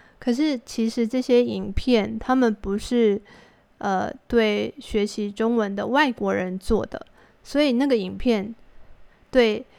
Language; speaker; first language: Chinese; native; Chinese